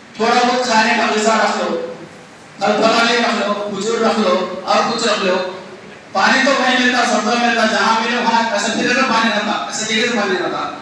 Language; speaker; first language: Hindi; non-native, local second language; Urdu